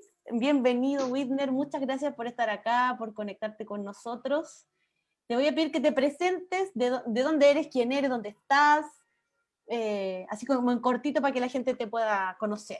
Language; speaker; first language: Spanish; native; Spanish